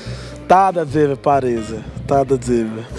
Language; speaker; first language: Latvian; non-native, learner; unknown